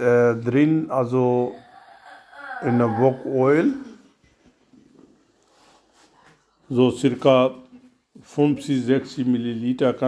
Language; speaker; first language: German; non-native, learner; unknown